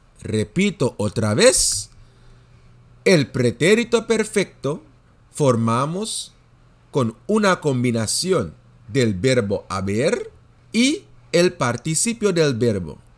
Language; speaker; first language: Spanish; non-native, fluent; Dutch